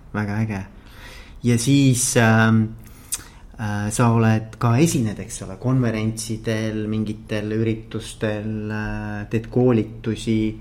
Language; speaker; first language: Estonian; native; Estonian